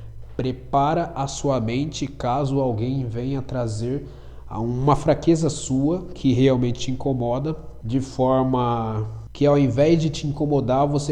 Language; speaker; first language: Portuguese; native; Portuguese